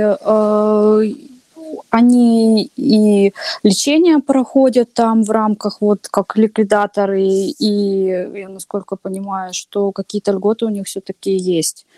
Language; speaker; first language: Russian; native; Russian